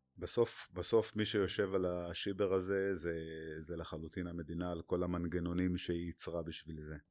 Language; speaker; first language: Hebrew; native; Hebrew